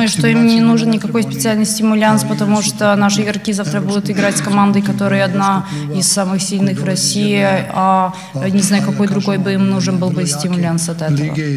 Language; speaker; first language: Russian; non-native, fluent; Serbian